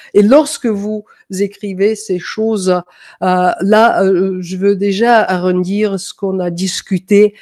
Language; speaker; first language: French; non-native, fluent; Danish